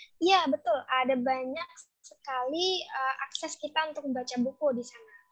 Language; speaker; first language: Indonesian; native; Indonesian